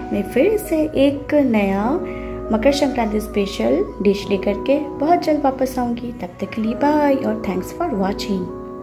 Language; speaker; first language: Hindi; non-native, local second language; Bangla